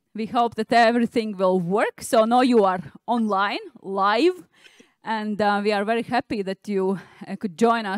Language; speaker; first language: English; non-native, fluent; Latvian